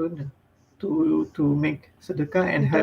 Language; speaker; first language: English; non-native, fluent; Malay